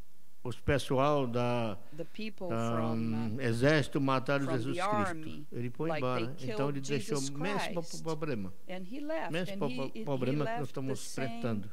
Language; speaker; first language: Portuguese; non-native, local second language; Yanomámi